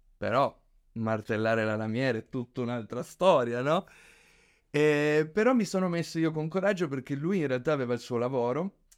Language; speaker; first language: Italian; early bilingual, other home language; Spanish